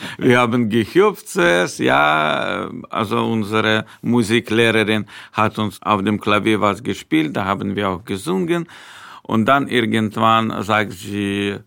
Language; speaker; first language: German; non-native, fluent; Ukrainian